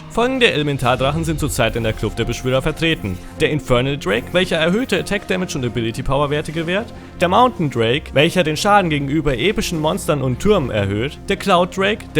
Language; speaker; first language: German; native; German